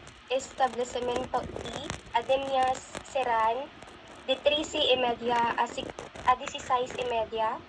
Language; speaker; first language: Spanish; non-native, learner; Filipino